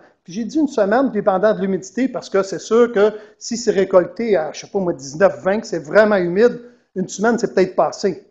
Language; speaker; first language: French; native; French